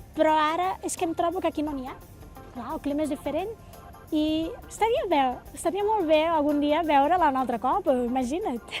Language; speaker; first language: Catalan; non-native, fluent; Portuguese